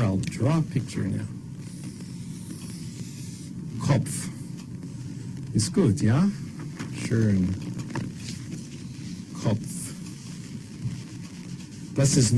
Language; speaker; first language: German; non-native, fluent; English